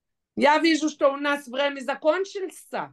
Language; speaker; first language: Russian; non-native, fluent; Hebrew